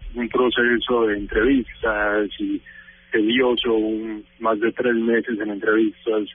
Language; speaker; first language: Spanish; native; Spanish